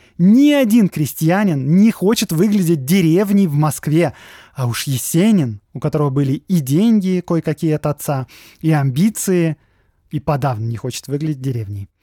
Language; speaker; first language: Russian; native; Russian